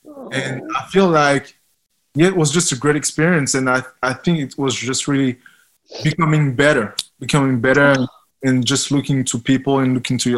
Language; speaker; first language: English; non-native, fluent; French